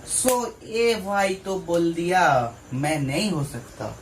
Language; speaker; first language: Hindi; non-native, local second language; Bangla